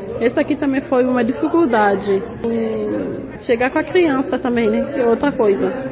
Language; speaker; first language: Portuguese; non-native, fluent; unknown